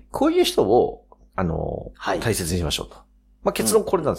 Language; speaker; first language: Japanese; native; Japanese